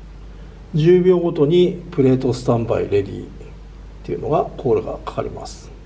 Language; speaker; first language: Japanese; native; Japanese